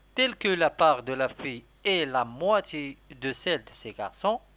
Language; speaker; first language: French; non-native, local second language; Arabic